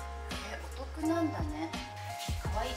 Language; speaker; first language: Japanese; native; Japanese